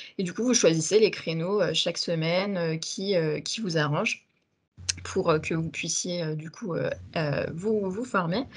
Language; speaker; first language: French; native; French